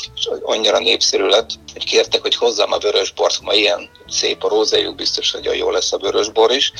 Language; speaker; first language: Hungarian; non-native, fluent; Bulgarian